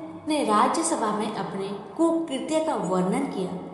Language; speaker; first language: Hindi; native; Hindi